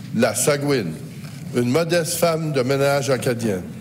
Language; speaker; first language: French; native; French